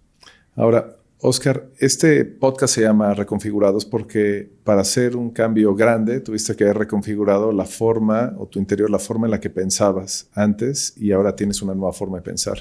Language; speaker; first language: Spanish; native; Spanish